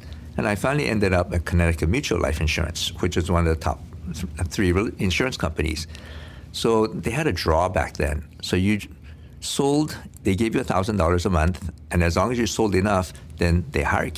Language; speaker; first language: English; early bilingual, other home language; Korean